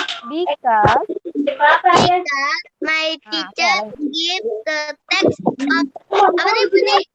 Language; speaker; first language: English; non-native, learner; Indonesian